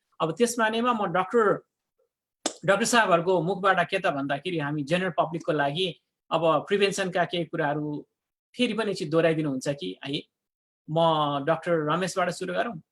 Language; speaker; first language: Nepali; native; Nepali